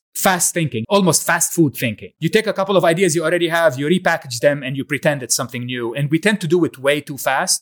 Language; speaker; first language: English; non-native, fluent; Arabic